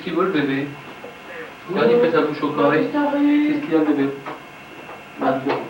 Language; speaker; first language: French; native; French